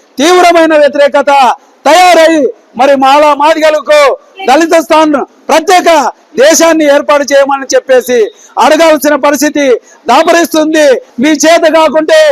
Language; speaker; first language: Telugu; native; Telugu